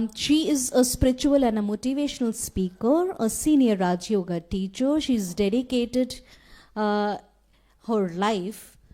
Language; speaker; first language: English; non-native, local second language; Hindi